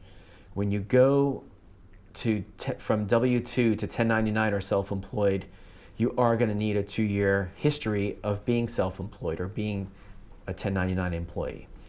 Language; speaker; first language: English; native; English